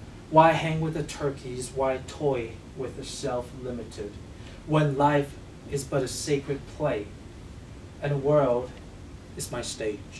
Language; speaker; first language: English; non-native, fluent; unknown